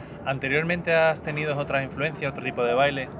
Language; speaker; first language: Spanish; native; Spanish